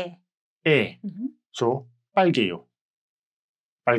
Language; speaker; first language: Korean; non-native, learner; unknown